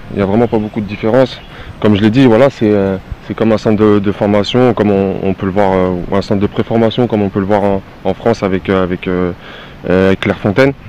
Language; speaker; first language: French; native; French